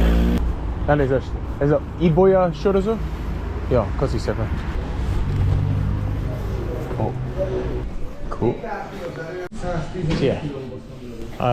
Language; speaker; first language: Hungarian; non-native, learner; English